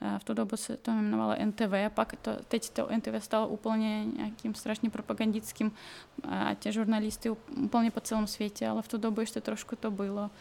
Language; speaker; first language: Czech; non-native, fluent; Russian